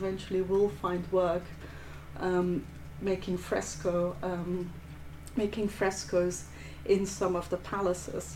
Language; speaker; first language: English; non-native, fluent; Dutch